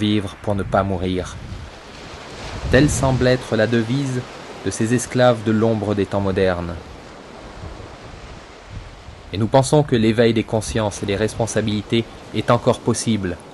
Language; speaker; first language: French; native; French